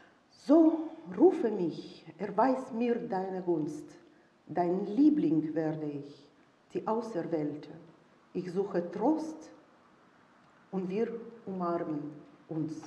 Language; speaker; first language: German; non-native, fluent; Russian